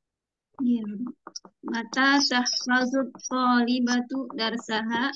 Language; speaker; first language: Arabic; non-native, learner; Indonesian